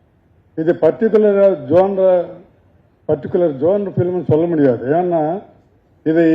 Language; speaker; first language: Tamil; non-native, learner; Telugu